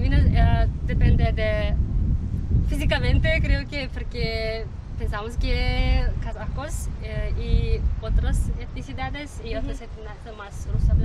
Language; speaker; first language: Spanish; non-native, learner; Kazakh